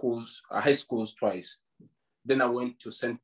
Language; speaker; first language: English; non-native, local second language; Ganda